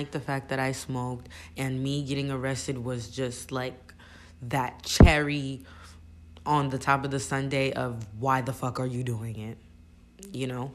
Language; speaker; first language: English; early bilingual, other home language; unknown